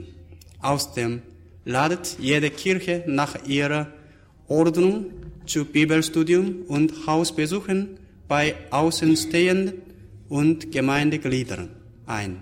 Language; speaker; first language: German; non-native, fluent; Korean